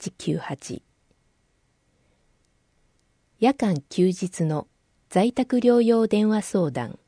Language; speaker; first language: Japanese; native; Japanese